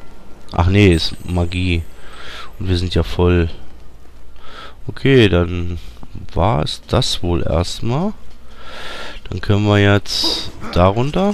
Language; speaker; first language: German; native; German